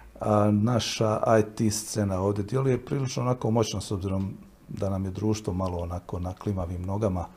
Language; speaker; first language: Croatian; native; Croatian